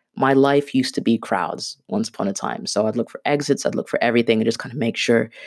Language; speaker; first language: English; non-native, local second language; Swahili